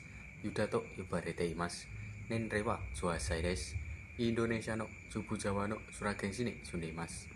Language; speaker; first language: Japanese; non-native, learner; Indonesian